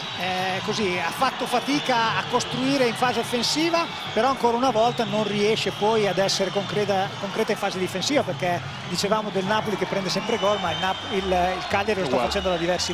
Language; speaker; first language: Italian; native; Italian